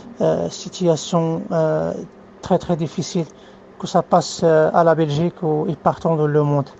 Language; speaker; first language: French; non-native, fluent; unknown